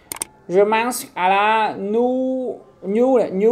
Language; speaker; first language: French; non-native, learner; Khmer